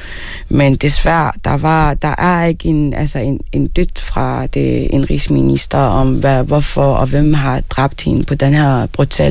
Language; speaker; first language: Danish; non-native, fluent; Arabic